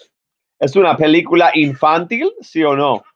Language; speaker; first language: Spanish; non-native, fluent; English